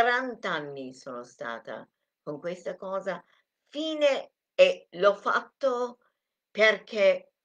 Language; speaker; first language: Italian; non-native, fluent; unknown